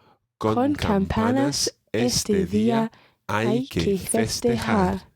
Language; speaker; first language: Spanish; non-native, learner; English